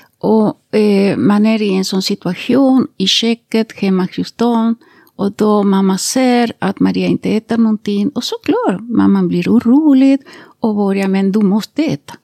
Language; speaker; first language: Swedish; non-native, fluent; Spanish